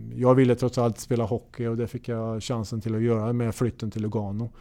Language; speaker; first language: Swedish; native; Swedish